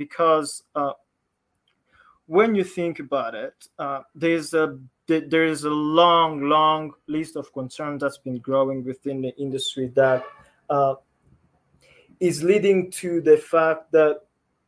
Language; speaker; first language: English; non-native, local second language; Kinyarwanda